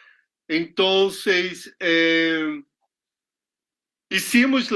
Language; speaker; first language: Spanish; non-native, learner; Portuguese